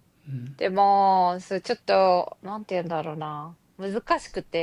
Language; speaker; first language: Japanese; native; Japanese